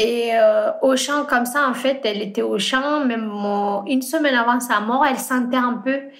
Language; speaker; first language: French; non-native, fluent; Fula